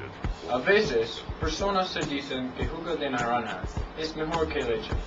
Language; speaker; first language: Spanish; non-native, learner; English